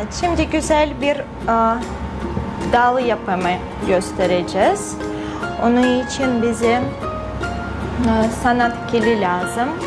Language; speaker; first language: Turkish; non-native, fluent; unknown